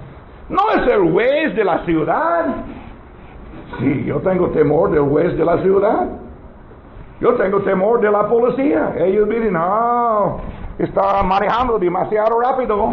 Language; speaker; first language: Spanish; non-native, learner; English